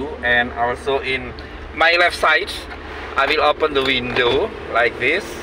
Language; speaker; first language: English; non-native, learner; Indonesian